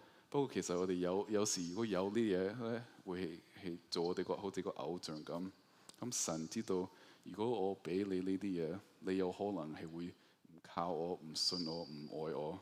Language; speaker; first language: Cantonese; early bilingual, heritage; Cantonese